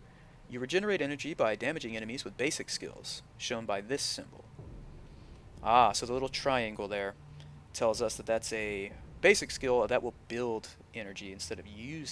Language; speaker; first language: English; native; English